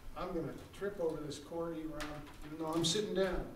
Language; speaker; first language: English; native; English